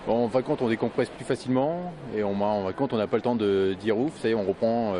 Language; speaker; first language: French; native; French